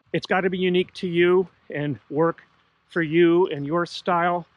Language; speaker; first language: English; native; English